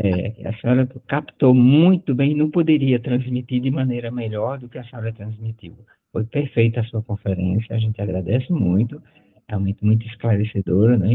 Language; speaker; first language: Portuguese; native; Portuguese